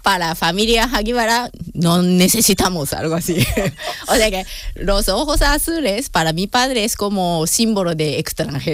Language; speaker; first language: Spanish; non-native, fluent; Japanese